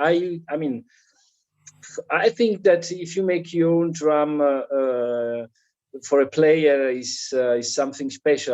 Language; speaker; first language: English; non-native, fluent; Italian